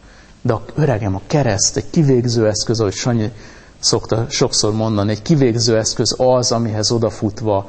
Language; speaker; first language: Hungarian; native; Hungarian